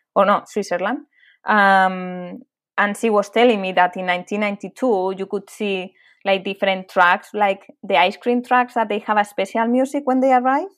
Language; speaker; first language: English; non-native, fluent; Spanish